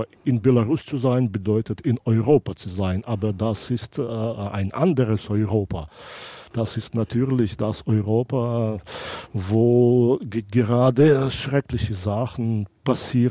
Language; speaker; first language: German; non-native, local second language; Belarusian